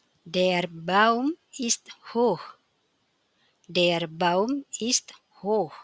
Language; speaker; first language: German; non-native, fluent; Indonesian